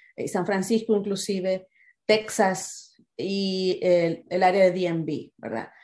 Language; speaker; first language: Spanish; native; Spanish